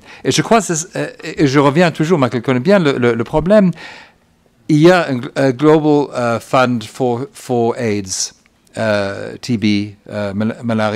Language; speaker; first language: French; non-native, fluent; English